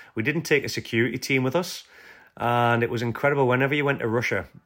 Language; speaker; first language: English; native; English